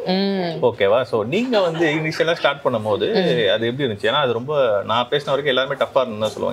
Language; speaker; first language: Tamil; native; Tamil